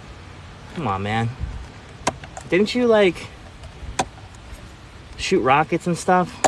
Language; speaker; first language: English; native; English